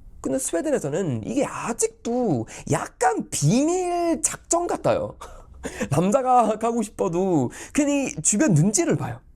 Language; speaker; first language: Korean; non-native, fluent; Swedish